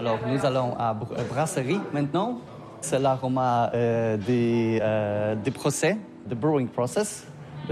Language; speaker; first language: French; non-native, learner; Polish